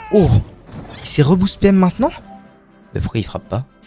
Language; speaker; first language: French; native; French